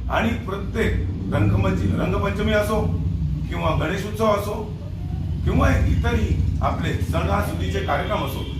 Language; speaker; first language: Marathi; non-native, local second language; Marwari